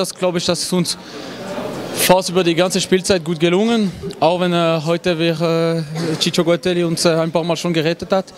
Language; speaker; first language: German; non-native, fluent; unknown